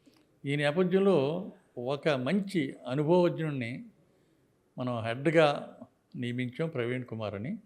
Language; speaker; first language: Telugu; native; Telugu